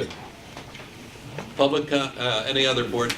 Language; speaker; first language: English; native; English